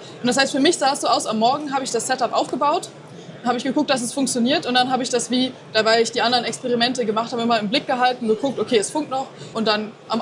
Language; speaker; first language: German; native; German